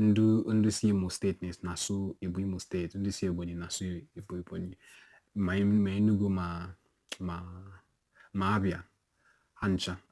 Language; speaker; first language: Igbo; non-native, local second language; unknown